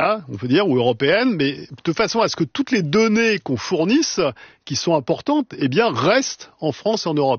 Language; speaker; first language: French; native; French